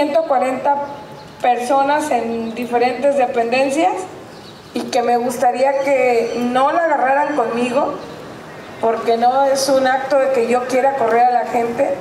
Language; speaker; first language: Spanish; native; Spanish